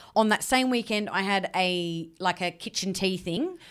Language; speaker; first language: English; early bilingual, other home language; Italian